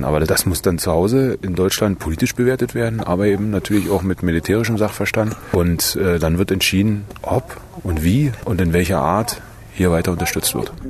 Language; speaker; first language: German; native; German